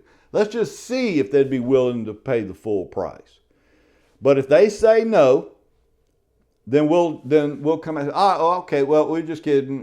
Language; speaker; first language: English; native; English